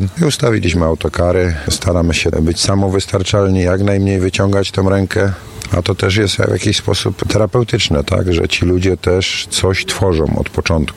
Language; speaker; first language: Polish; native; Polish